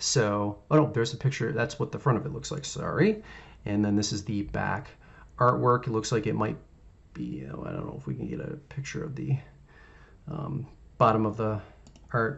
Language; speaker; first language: English; native; English